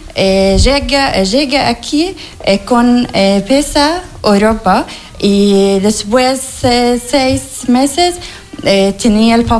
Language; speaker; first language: Spanish; non-native, learner; Arabic